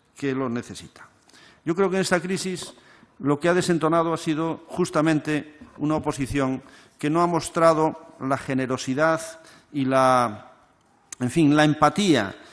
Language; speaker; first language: Spanish; native; Spanish